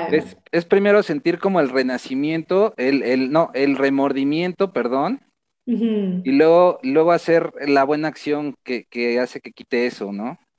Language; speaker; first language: Spanish; native; Spanish